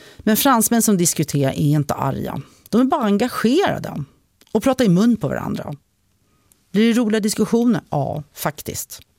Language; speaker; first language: Swedish; early bilingual, other home language; French